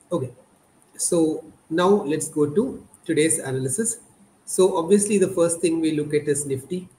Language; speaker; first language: English; non-native, local second language; Malayalam